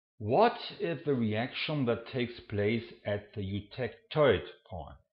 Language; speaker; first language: English; non-native, fluent; German